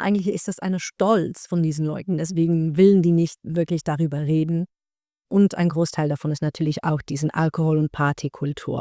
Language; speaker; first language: German; non-native, learner; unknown